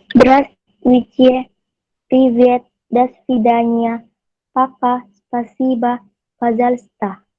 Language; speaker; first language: Russian; non-native, learner; Indonesian